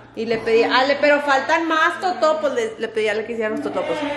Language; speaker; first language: Spanish; native; Spanish